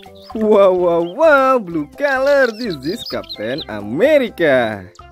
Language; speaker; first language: English; non-native, learner; Indonesian